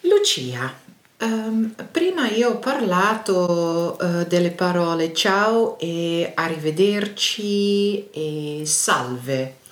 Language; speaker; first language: Italian; non-native, fluent; Dutch